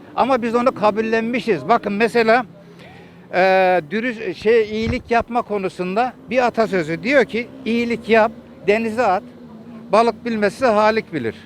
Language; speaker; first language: Turkish; native; Turkish